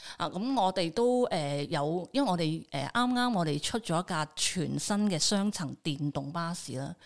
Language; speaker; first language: Cantonese; native; Cantonese